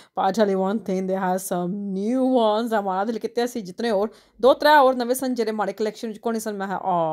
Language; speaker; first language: Punjabi; early bilingual, heritage; Punjabi